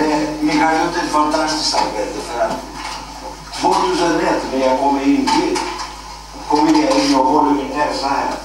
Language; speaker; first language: Swedish; non-native, fluent; Greek